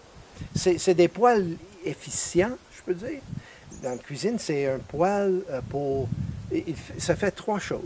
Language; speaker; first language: French; non-native, fluent; English